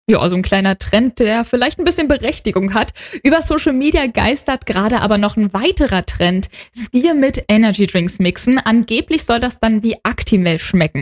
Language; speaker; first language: German; native; German